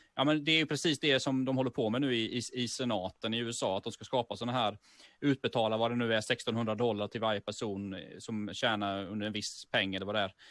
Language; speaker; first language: Swedish; native; Swedish